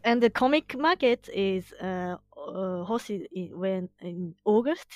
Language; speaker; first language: English; non-native, learner; Japanese